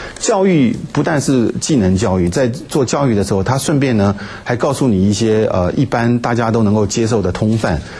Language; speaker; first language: Chinese; native; Chinese